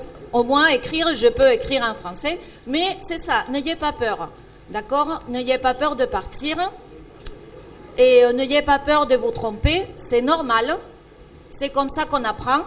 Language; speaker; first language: French; non-native, fluent; Spanish